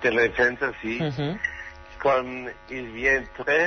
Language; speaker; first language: Spanish; non-native, learner; German